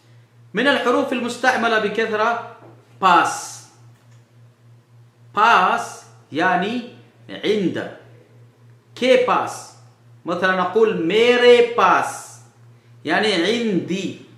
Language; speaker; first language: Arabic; non-native, fluent; Urdu